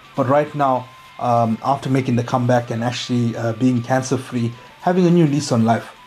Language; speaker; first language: English; native; English